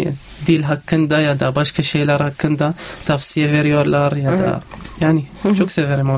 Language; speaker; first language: Turkish; non-native, learner; Arabic